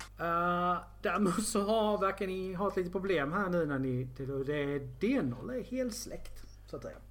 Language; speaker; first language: Swedish; native; Swedish